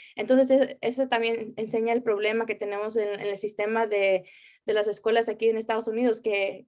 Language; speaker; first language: Spanish; early bilingual, heritage; Spanish